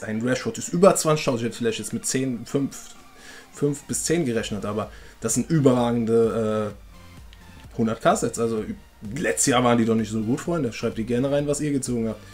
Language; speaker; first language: German; native; German